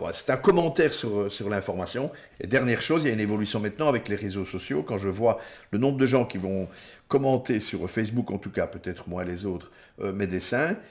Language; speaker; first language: French; native; French